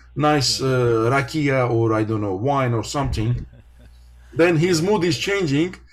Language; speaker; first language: English; non-native, fluent; Armenian